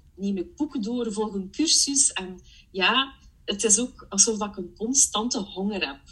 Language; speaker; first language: Dutch; early bilingual, other home language; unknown